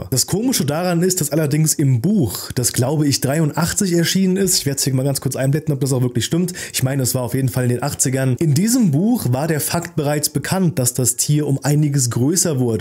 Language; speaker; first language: German; native; German